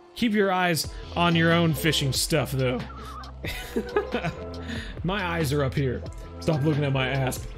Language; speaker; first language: English; native; English